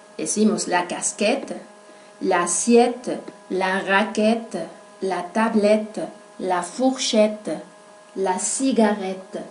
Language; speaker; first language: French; non-native, fluent; Spanish